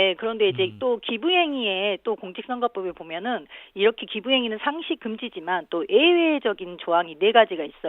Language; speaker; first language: Korean; native; Korean